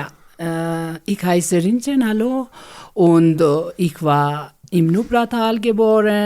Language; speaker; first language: German; non-native, learner; Ladakhi